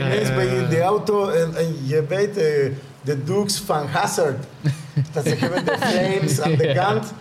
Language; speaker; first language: Dutch; non-native, learner; Spanish